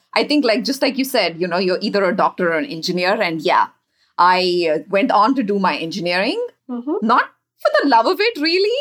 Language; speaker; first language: English; non-native, local second language; Kannada